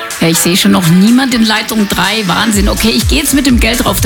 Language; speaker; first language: German; native; German